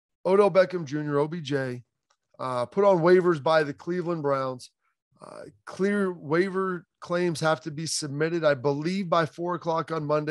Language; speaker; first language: English; native; English